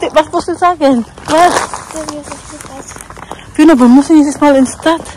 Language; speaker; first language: German; non-native, learner; Cebuano